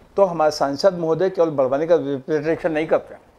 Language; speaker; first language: Hindi; native; Hindi